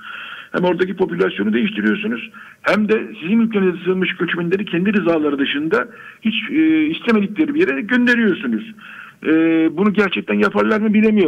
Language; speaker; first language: Turkish; native; Turkish